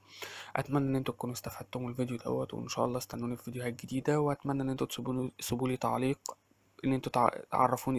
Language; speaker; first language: Arabic; native; Arabic